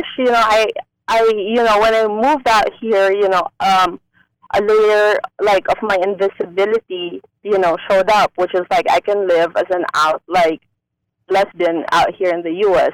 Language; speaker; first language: English; non-native, local second language; Filipino